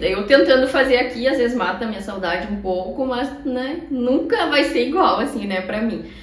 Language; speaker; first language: Portuguese; early bilingual, heritage; Portuguese